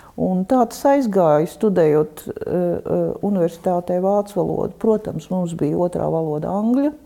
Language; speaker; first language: Latvian; non-native, local second language; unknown